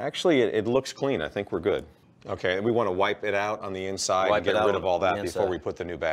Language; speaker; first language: English; native; English